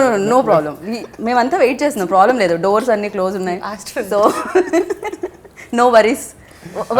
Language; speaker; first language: Telugu; native; Telugu